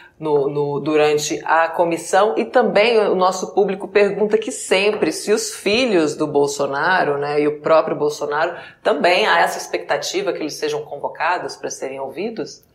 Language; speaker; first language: Portuguese; native; Portuguese